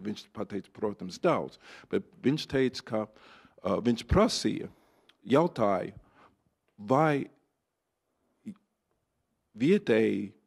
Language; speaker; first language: Latvian; non-native, fluent; English